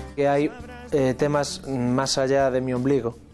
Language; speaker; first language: Spanish; native; Spanish